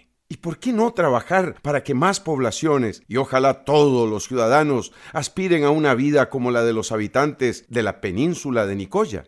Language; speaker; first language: Spanish; native; Spanish